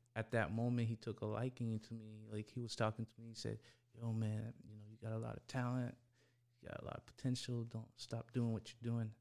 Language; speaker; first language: English; early bilingual, other home language; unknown